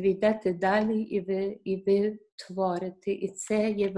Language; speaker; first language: Ukrainian; early bilingual, heritage; Ukrainian